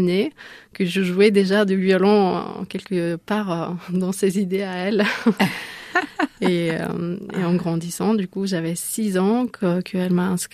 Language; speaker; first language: French; non-native, fluent; Lithuanian